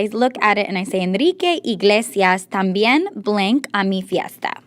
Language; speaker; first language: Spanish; non-native, fluent; English